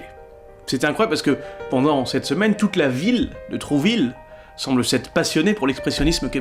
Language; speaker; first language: French; native; French